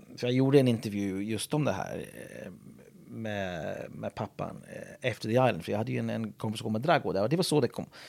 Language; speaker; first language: Swedish; non-native, fluent; English